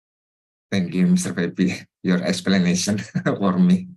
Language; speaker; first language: English; non-native, learner; Indonesian